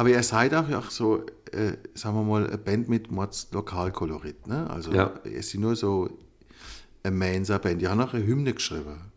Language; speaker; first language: German; native; German